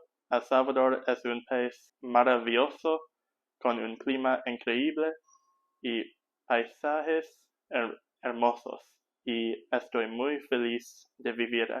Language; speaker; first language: Spanish; early bilingual, heritage; English